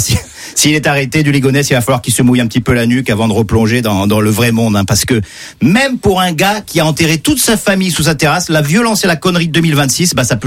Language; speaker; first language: French; native; French